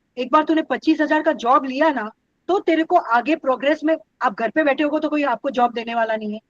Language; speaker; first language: Hindi; non-native, local second language; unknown